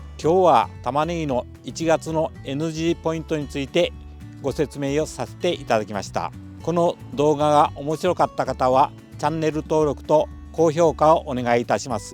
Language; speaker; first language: Japanese; native; Japanese